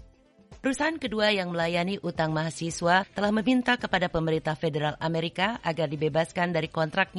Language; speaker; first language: Indonesian; native; Indonesian